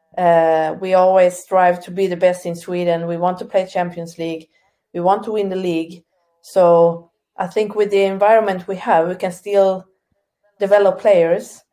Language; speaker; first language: English; non-native, fluent; Swedish